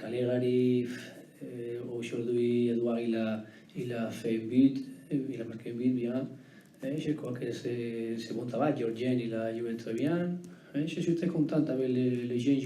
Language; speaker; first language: French; non-native, learner; Spanish